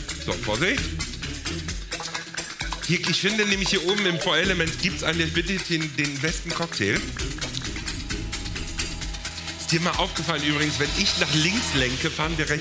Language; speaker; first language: German; native; German